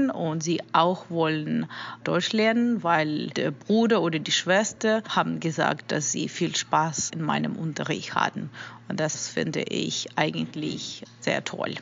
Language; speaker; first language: German; non-native, fluent; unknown